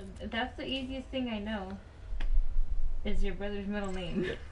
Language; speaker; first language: English; native; English